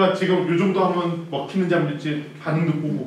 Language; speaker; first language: Korean; native; Korean